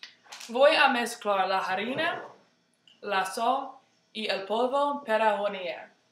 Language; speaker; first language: Spanish; non-native, learner; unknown